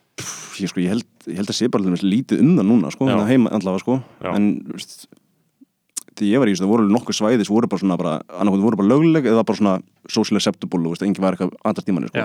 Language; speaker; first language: Icelandic; native; Icelandic